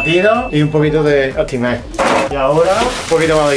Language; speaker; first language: Spanish; native; Spanish